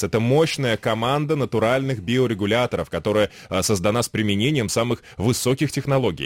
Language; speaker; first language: Russian; native; Russian